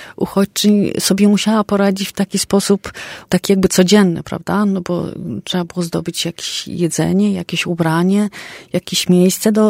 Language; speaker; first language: Polish; native; Polish